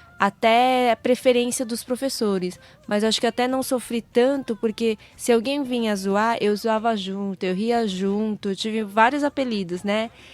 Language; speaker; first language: Portuguese; early bilingual, other home language; Korean